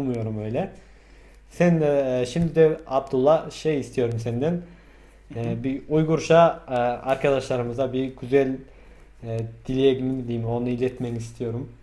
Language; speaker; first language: Turkish; non-native, fluent; Mongolian